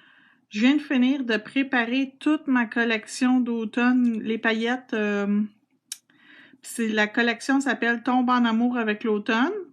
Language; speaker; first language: French; native; French